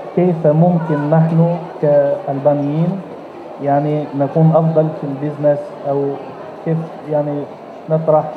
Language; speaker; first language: Arabic; non-native, fluent; Albanian